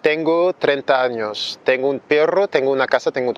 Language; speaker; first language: Spanish; non-native, fluent; French